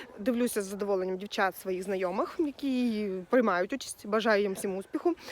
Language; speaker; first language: Ukrainian; non-native, local second language; Russian